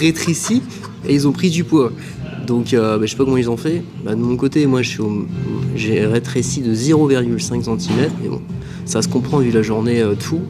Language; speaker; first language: French; native; French